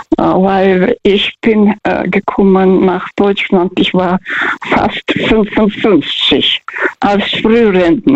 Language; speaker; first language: German; non-native, fluent; Russian